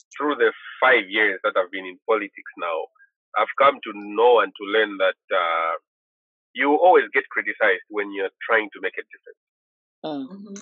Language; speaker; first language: English; non-native, local second language; Bemba